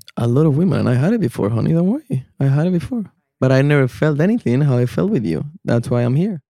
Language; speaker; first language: English; non-native, fluent; Spanish